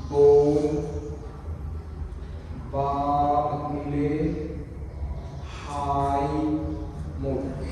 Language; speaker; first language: Vietnamese; non-native, learner; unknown